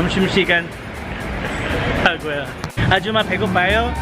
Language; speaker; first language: Korean; non-native, learner; Cebuano